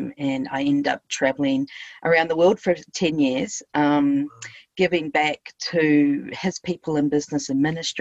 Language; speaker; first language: English; native; English